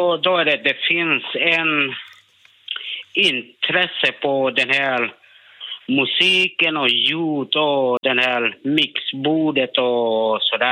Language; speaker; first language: Swedish; non-native, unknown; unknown